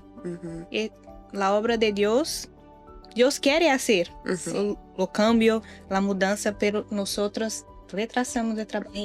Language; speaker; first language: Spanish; non-native, fluent; Portuguese